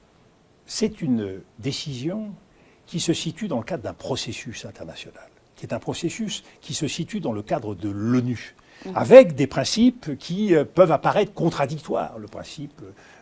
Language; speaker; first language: French; native; French